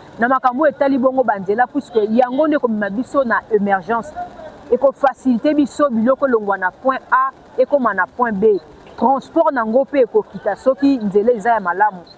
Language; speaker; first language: Lingala; native; Lingala